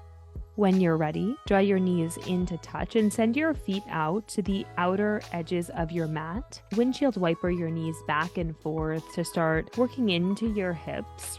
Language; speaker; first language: English; native; English